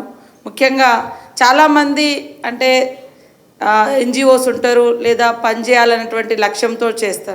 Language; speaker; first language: Telugu; native; Telugu